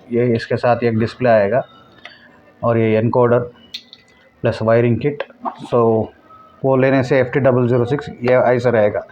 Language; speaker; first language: Hindi; non-native, local second language; Telugu